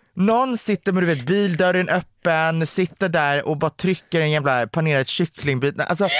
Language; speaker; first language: Swedish; early bilingual, other home language; Romanian